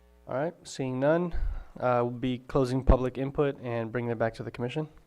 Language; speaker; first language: English; native; English